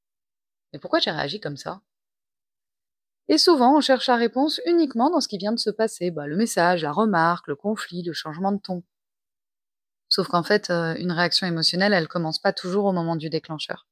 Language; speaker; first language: French; native; French